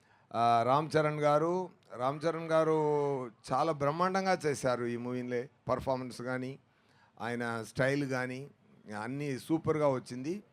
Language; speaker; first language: Telugu; non-native, fluent; Tamil